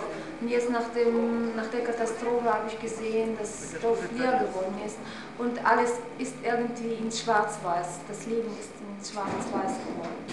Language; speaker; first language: German; non-native, fluent; Russian